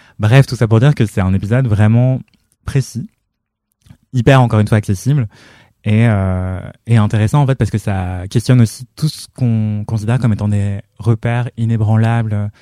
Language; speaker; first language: French; native; French